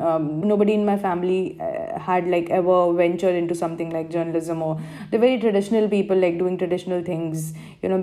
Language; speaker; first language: English; non-native, local second language; Hindi